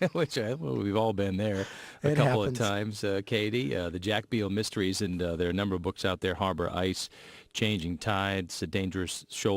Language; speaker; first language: English; native; English